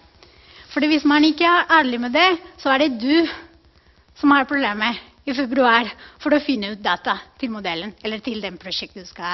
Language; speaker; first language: Norwegian; non-native, fluent; Spanish